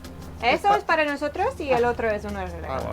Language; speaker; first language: Spanish; non-native, learner; English